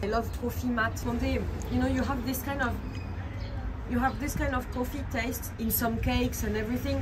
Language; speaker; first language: English; non-native, learner; French